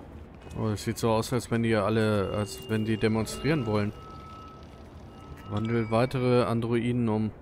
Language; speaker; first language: German; native; German